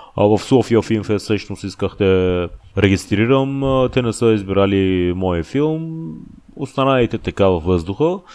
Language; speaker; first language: Bulgarian; non-native, fluent; Persian